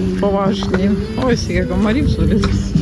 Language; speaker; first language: Polish; non-native, learner; Ukrainian